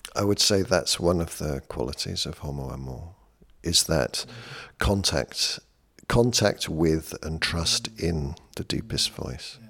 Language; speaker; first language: English; native; English